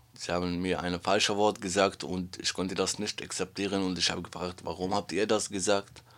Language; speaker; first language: German; non-native, learner; Arabic